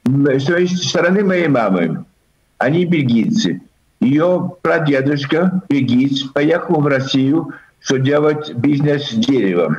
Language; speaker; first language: Russian; early bilingual, heritage; Russian